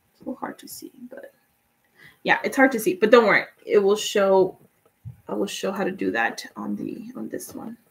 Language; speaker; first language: English; non-native, fluent; Spanish